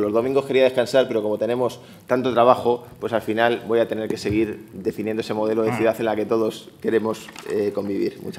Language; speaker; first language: Spanish; native; Spanish